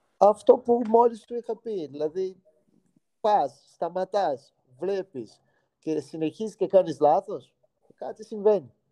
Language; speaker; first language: Greek; non-native, fluent; Portuguese